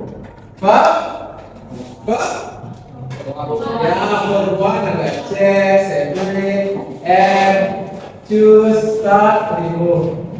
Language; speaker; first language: English; non-native, learner; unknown